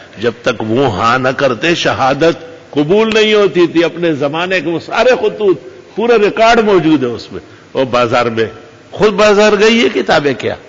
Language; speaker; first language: Urdu; non-native, local second language; Pashto